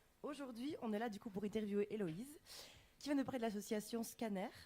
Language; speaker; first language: French; native; French